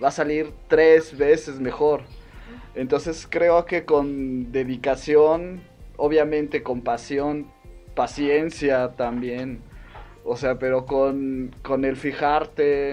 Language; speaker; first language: Spanish; native; Spanish